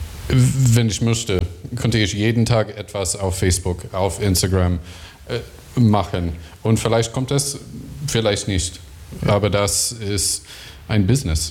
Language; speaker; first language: German; non-native, learner; English